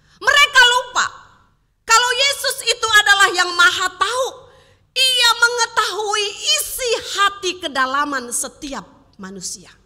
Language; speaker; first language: Indonesian; native; Indonesian